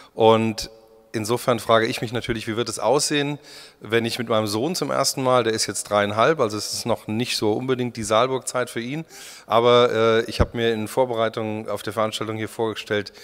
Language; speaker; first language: German; native; German